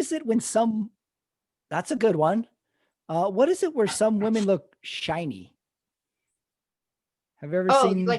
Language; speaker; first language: English; native; English